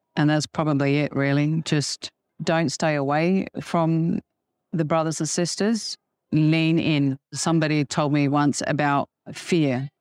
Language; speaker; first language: English; native; English